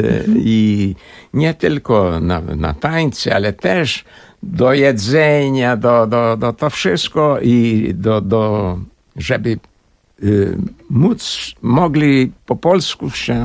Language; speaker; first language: Polish; early bilingual, heritage; Portuguese